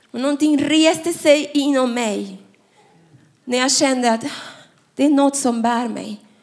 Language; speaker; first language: Swedish; non-native, fluent; Spanish